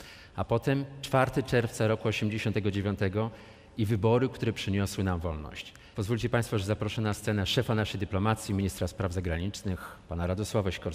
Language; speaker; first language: Polish; native; Polish